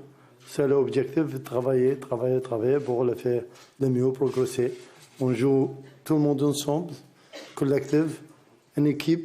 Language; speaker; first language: French; non-native, learner; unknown